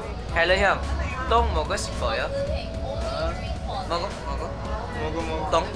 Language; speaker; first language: Korean; non-native, learner; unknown